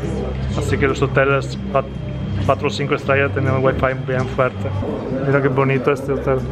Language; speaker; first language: Spanish; non-native, fluent; Italian